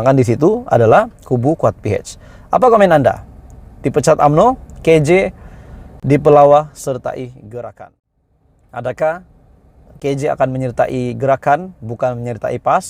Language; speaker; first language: Malay; native; Malay